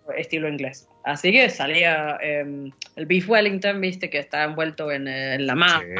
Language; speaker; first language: Spanish; non-native, fluent; English